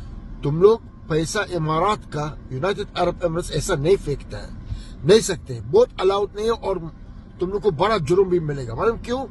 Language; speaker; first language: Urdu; non-native, learner; Arabic